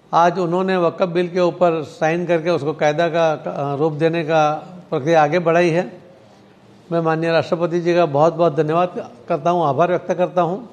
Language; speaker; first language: Hindi; non-native, local second language; Marathi